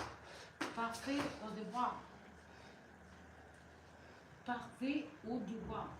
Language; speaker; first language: French; non-native, learner; Spanish